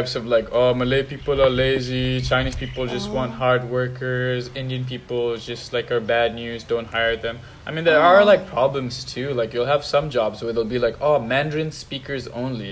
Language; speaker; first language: English; non-native, local second language; Tamil